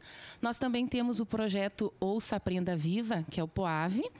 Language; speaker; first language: Portuguese; native; Portuguese